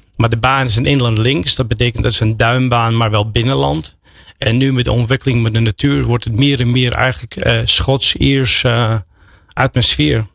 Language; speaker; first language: Dutch; non-native, fluent; English